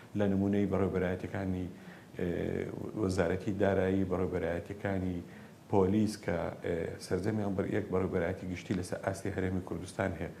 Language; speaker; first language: Central Kurdish; native; Central Kurdish